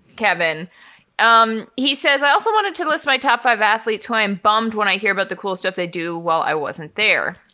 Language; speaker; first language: English; native; English